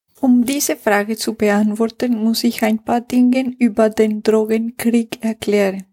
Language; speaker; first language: German; non-native, fluent; Spanish